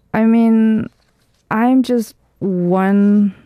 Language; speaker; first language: English; early bilingual, heritage; Danish